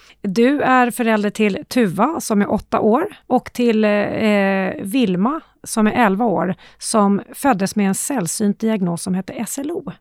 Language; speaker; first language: Swedish; native; Swedish